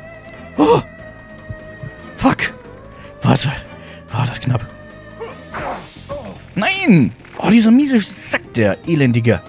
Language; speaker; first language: German; native; German